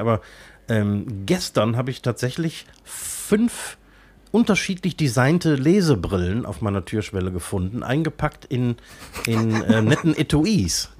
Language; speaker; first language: German; native; German